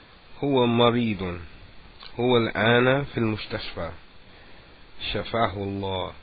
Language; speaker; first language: Arabic; non-native, fluent; English